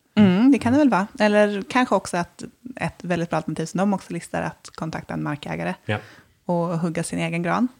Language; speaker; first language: Swedish; native; Swedish